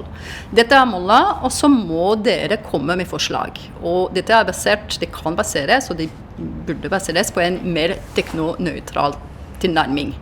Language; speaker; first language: Norwegian; non-native, fluent; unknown